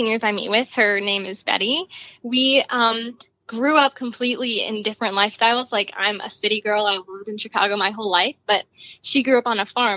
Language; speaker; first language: English; native; English